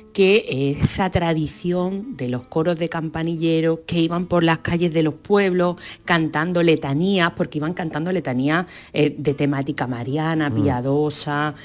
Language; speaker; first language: Spanish; native; Spanish